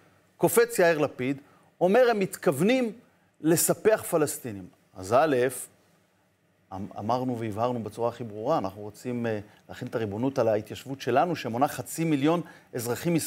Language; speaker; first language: Hebrew; native; Hebrew